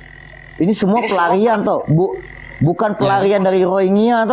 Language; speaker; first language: Malay; native; Malay